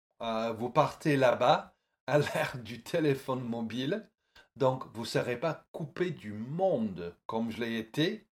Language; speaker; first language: French; non-native, fluent; English